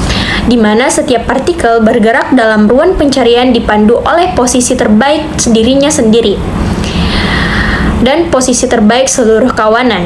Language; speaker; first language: Indonesian; native; Indonesian